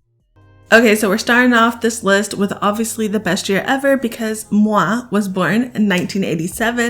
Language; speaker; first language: English; native; English